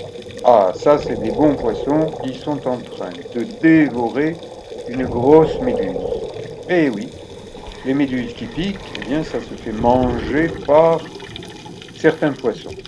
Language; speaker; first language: French; native; French